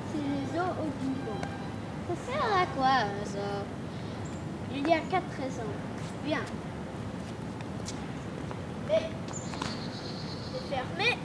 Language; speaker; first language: French; non-native, learner; English